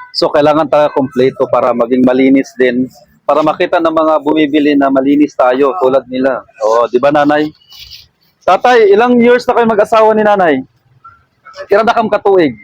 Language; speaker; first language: Filipino; native; Filipino